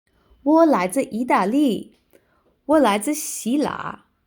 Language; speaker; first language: Chinese; non-native, fluent; English